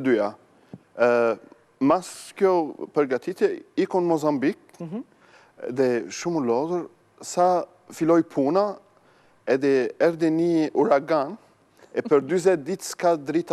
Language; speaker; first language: Albanian; non-native, learner; Arabic